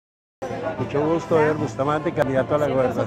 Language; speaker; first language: Spanish; native; Spanish